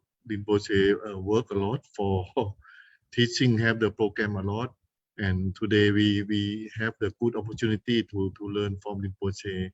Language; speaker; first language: English; non-native, fluent; Thai